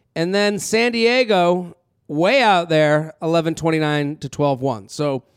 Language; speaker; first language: English; native; English